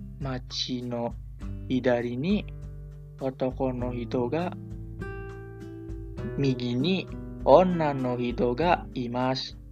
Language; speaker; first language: Japanese; non-native, learner; Indonesian